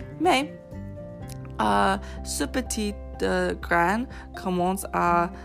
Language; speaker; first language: French; non-native, fluent; English